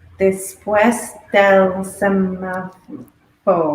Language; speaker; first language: Spanish; non-native, learner; English